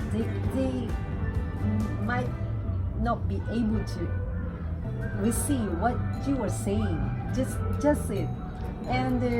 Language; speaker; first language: English; non-native, learner; Japanese